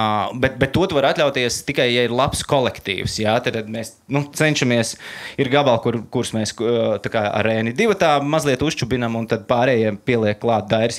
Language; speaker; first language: Latvian; native; Latvian